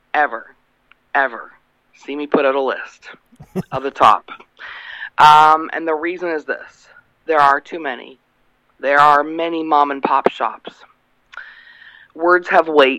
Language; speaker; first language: English; native; English